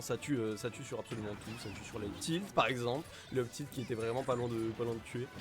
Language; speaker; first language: French; native; French